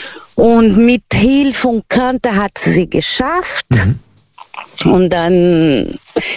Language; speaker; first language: German; non-native, learner; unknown